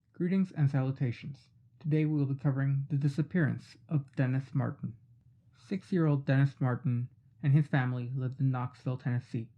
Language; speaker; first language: English; native; English